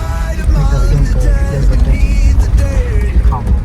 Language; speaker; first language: Chinese; native; Chinese